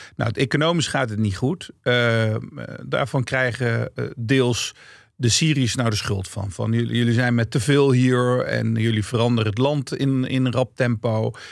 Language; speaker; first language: Dutch; early bilingual, other home language; Turkish